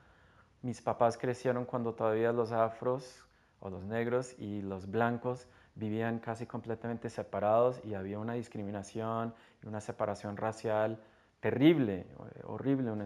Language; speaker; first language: Spanish; non-native, fluent; English